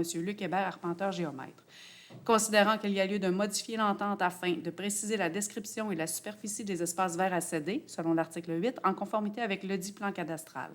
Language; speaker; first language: French; native; French